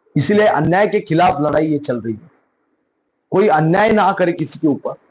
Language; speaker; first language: Hindi; non-native, local second language; Marathi